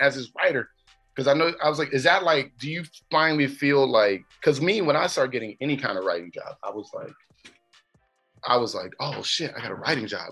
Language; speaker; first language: English; native; English